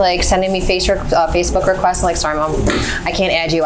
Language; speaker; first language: English; native; English